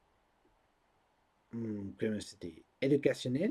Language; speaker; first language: French; non-native, learner; English